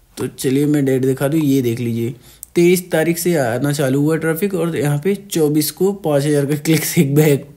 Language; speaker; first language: Hindi; native; Hindi